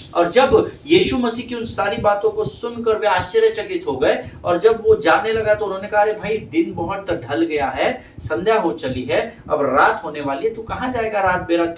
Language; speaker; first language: Hindi; non-native, local second language; Marathi